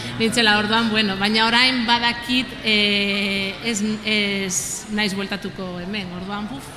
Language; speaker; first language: Basque; non-native, fluent; Galician